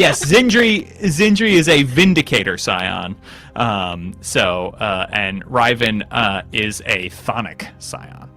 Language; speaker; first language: English; native; English